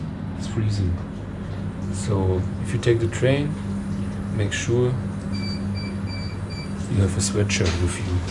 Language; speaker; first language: English; non-native, fluent; German